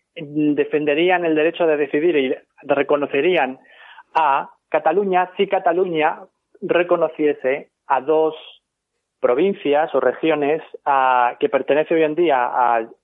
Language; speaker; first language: Spanish; native; Spanish